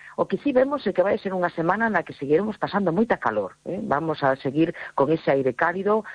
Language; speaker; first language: Galician; native; Galician